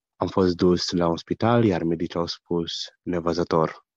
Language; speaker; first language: Romanian; early bilingual, heritage; German